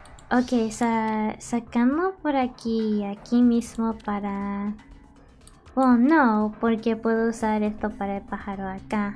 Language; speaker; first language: Spanish; early bilingual, heritage; Spanish